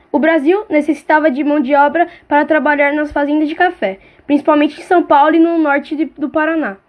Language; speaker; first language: Portuguese; native; Portuguese